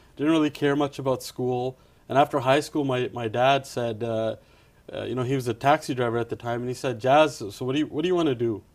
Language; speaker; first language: English; early bilingual, other home language; Punjabi